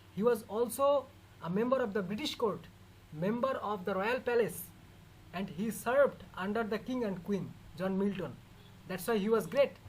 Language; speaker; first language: English; non-native, local second language; Bangla